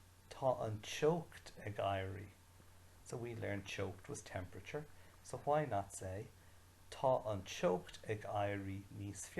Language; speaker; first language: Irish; non-native, local second language; English